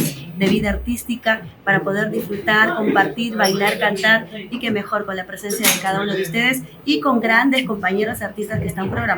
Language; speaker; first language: Spanish; native; Spanish